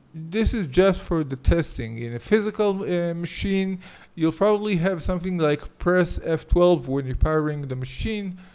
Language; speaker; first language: English; non-native, fluent; Hebrew